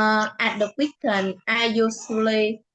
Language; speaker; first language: English; non-native, learner; Vietnamese